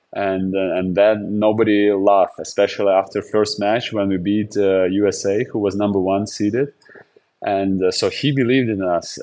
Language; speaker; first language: English; non-native, fluent; Latvian